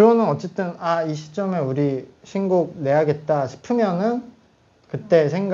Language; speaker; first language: Korean; native; Korean